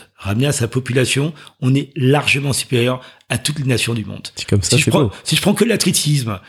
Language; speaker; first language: French; native; French